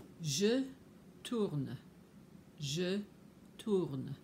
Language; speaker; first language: French; non-native, fluent; English